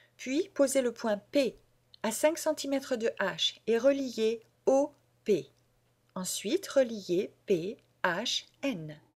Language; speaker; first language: French; native; French